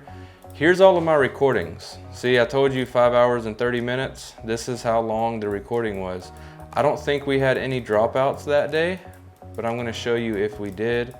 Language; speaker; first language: English; native; English